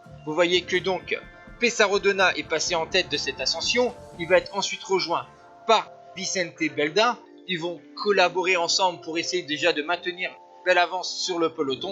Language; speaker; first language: French; native; French